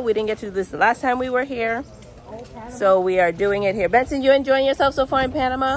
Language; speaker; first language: English; early bilingual, other home language; Spanish